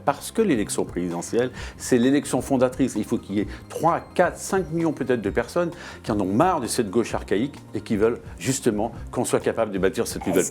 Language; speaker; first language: French; native; French